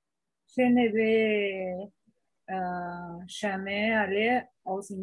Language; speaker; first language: French; non-native, learner; Spanish